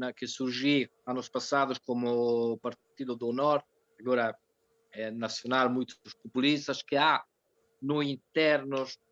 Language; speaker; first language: Portuguese; non-native, fluent; Italian